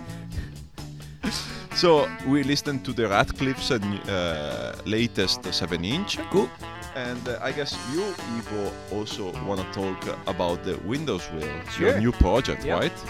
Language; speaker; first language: English; non-native, fluent; Italian